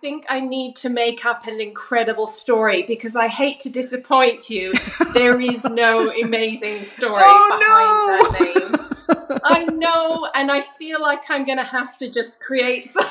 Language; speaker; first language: English; native; English